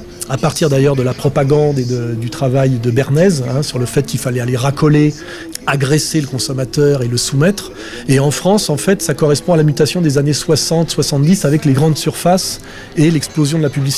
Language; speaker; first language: French; native; French